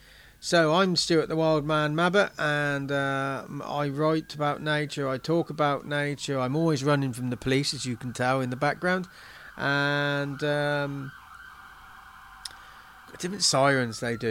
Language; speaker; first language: English; native; English